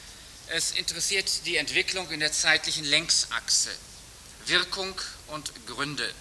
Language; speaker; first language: German; native; German